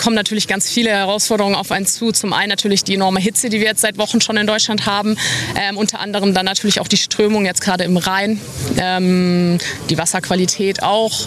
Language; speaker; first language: German; native; German